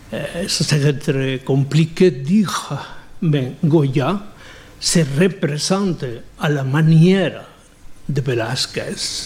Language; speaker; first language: French; non-native, fluent; Spanish